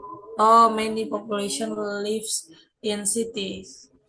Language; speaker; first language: English; non-native, learner; Indonesian